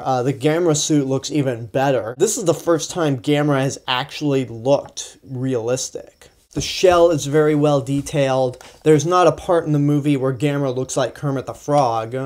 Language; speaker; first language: English; native; English